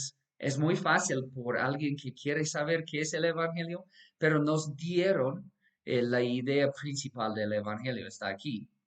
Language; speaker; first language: Spanish; non-native, fluent; English